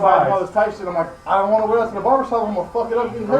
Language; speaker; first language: English; native; English